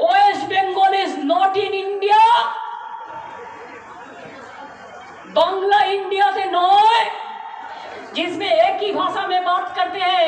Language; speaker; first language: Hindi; non-native, local second language; Bangla